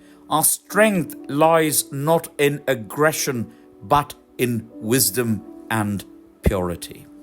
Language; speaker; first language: English; non-native, local second language; Malayalam